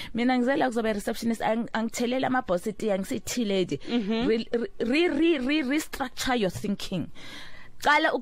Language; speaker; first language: Zulu; non-native, local second language; Southern Sotho